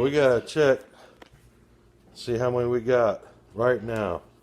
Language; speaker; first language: English; native; English